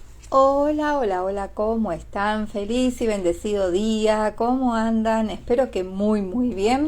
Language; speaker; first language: Spanish; native; Spanish